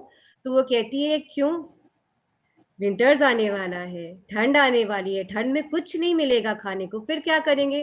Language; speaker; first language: Hindi; native; Hindi